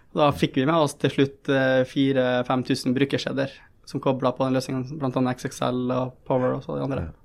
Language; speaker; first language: Norwegian; early bilingual, other home language; Tamil